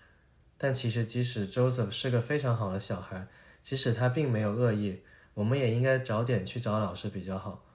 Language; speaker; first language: Chinese; native; Chinese